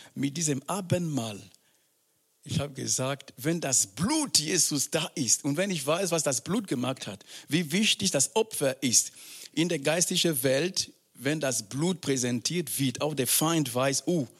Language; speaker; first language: German; non-native, fluent; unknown